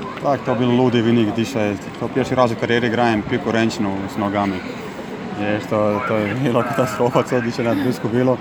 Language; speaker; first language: Polish; non-native, learner; Croatian